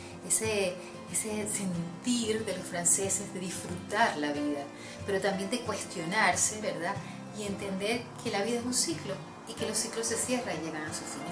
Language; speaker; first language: Spanish; native; Spanish